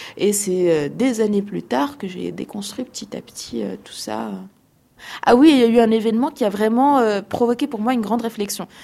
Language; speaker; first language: French; non-native, local second language; Arabic